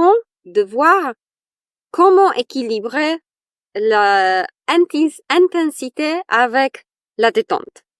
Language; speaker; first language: French; non-native, fluent; Polish